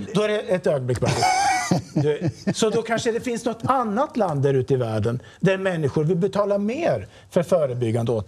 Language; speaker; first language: Swedish; native; Swedish